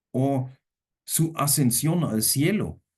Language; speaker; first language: Spanish; non-native, fluent; German